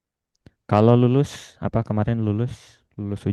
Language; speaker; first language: Indonesian; native; Indonesian